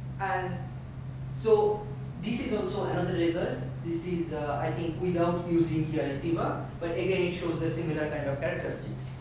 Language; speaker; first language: English; non-native, local second language; Bangla